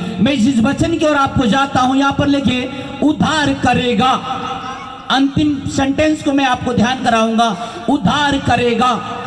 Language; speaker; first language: Hindi; non-native, local second language; Nepali